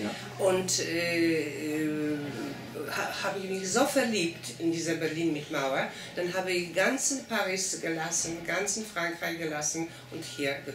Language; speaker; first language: German; non-native, fluent; Polish